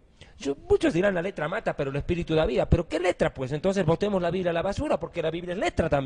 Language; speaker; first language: Spanish; native; Spanish